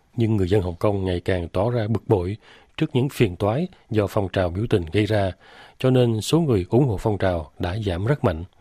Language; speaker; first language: Vietnamese; native; Vietnamese